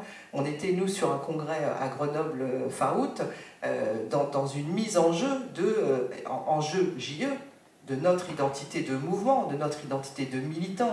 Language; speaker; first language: French; native; French